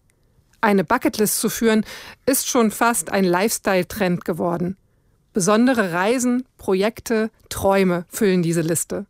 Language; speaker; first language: German; native; German